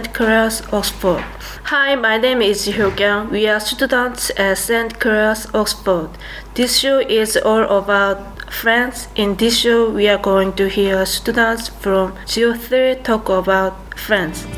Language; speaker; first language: English; non-native, learner; Korean